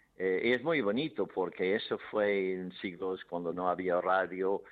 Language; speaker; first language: Spanish; non-native, fluent; English